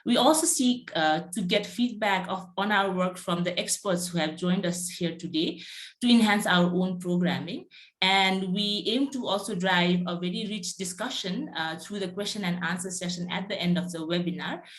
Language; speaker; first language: English; non-native, local second language; Nepali